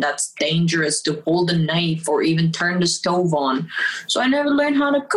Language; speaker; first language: English; non-native, local second language; Filipino